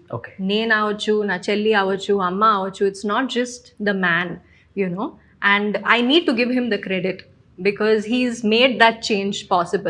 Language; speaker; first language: Telugu; non-native, local second language; Tamil